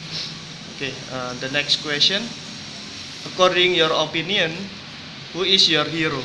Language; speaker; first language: English; non-native, learner; Indonesian